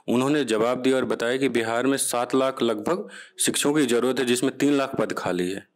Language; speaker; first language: Hindi; native; Hindi